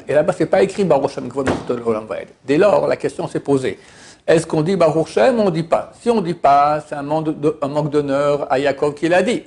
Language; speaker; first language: French; native; French